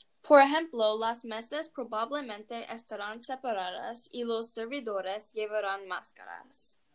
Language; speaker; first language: Spanish; non-native, learner; English